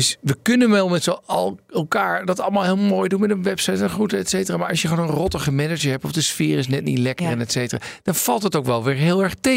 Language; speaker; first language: Dutch; native; Dutch